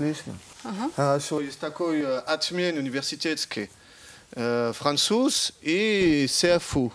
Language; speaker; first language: Russian; early bilingual, heritage; French